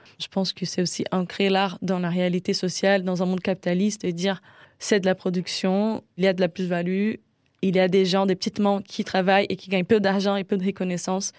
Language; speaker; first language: French; non-native, fluent; Portuguese